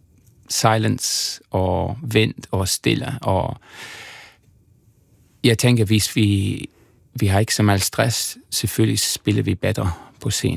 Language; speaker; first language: Danish; non-native, learner; English